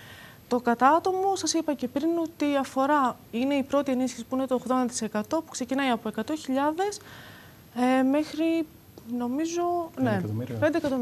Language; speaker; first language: Greek; native; Greek